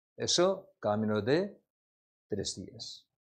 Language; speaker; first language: Spanish; non-native, learner; Korean